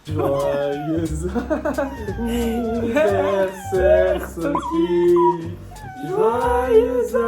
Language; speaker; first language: French; native; French